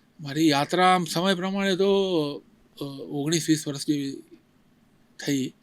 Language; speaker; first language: Gujarati; native; Gujarati